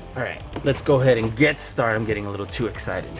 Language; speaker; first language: English; native; English